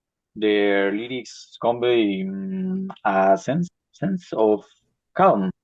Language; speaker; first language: English; non-native, learner; Spanish